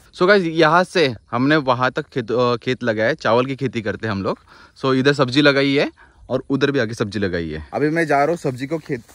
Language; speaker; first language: Hindi; non-native, local second language; Marathi